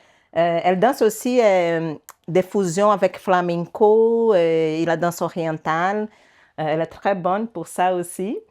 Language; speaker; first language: French; non-native, learner; Portuguese